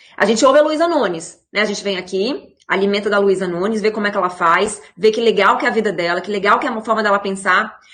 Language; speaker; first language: Portuguese; native; Portuguese